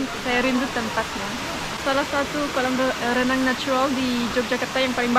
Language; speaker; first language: Indonesian; non-native, fluent; English